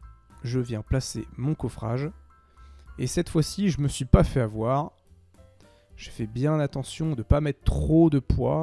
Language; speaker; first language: French; native; French